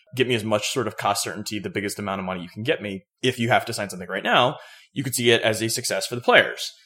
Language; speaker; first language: English; native; English